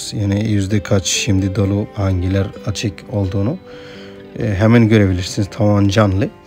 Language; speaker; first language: Turkish; non-native, fluent; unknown